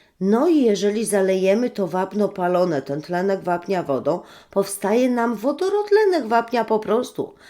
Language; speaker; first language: Polish; native; Polish